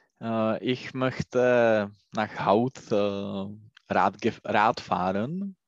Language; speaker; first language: German; non-native, learner; Czech